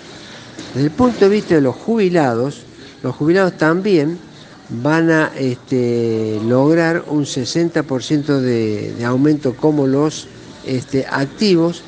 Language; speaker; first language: Spanish; native; Spanish